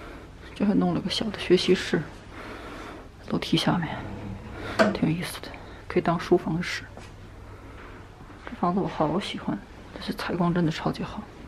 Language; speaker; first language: Chinese; native; Chinese